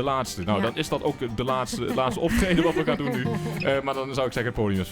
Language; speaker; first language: Dutch; native; Dutch